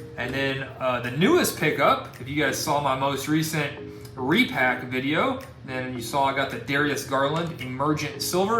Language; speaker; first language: English; native; English